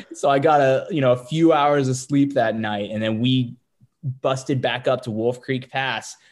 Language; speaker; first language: English; native; English